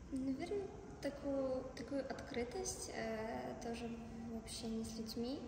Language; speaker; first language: Russian; non-native, fluent; Polish